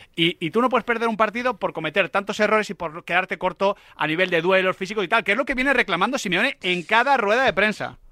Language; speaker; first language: Spanish; native; Spanish